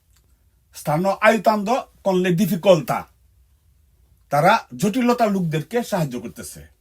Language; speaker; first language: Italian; non-native, fluent; Bangla